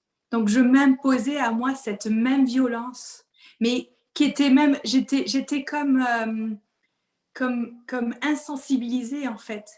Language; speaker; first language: French; native; French